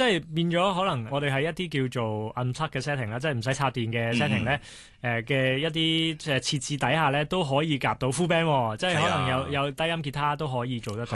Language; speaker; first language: Cantonese; native; Cantonese